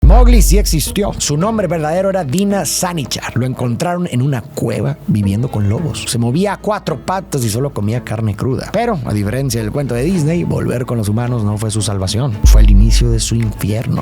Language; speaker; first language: Spanish; native; Spanish